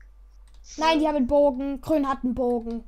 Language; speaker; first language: German; native; German